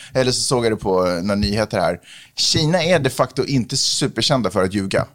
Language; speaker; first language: Swedish; native; Swedish